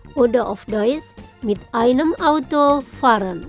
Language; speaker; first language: German; non-native, fluent; Indonesian